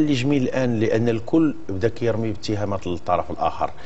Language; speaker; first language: Arabic; native; Arabic